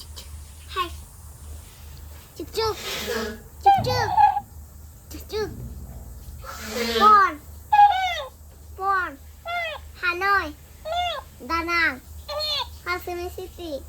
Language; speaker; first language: Vietnamese; non-native, learner; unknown